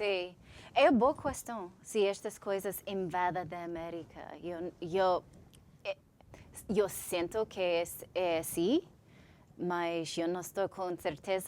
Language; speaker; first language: Portuguese; non-native, learner; English